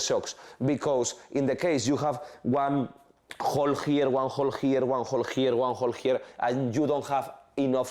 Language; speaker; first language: English; non-native, learner; Spanish